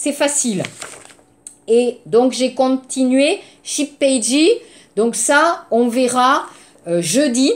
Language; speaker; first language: French; native; French